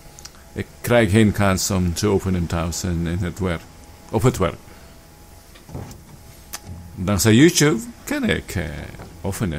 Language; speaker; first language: Dutch; non-native, learner; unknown